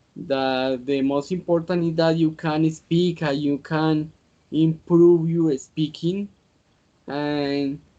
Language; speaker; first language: English; non-native, learner; Spanish